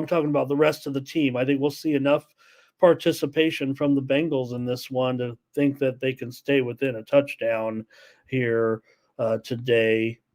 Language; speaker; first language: English; native; English